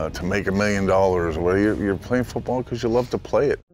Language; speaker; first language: English; native; English